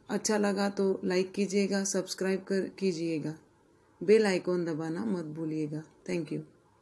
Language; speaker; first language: Hindi; non-native, local second language; Marathi